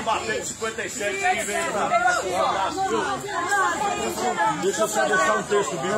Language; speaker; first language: Portuguese; native; Portuguese